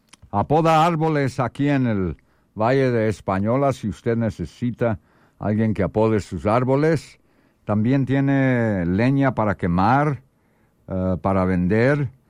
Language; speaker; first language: Spanish; early bilingual, heritage; Spanish